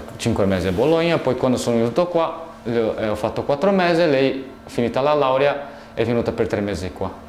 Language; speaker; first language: Italian; non-native, fluent; Portuguese